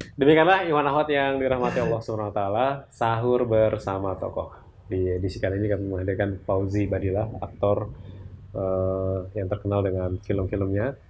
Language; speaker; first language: Indonesian; native; Indonesian